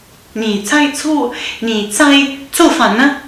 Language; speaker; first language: Chinese; non-native, learner; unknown